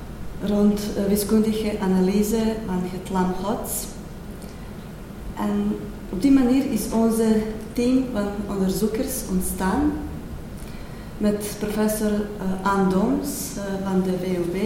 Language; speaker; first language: Dutch; non-native, fluent; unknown